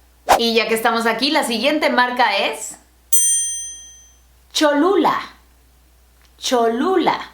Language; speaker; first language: Spanish; non-native, fluent; English